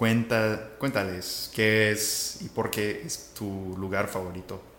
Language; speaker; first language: Spanish; non-native, fluent; English